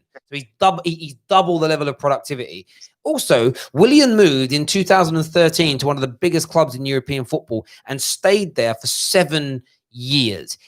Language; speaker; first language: English; native; English